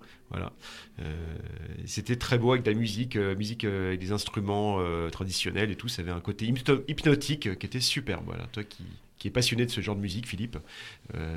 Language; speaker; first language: French; native; French